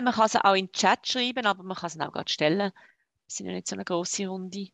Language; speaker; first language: German; native; German